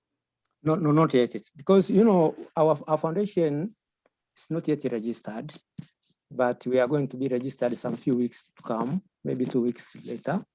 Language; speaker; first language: English; non-native, local second language; Swahili